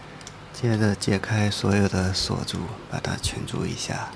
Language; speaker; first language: Chinese; native; Chinese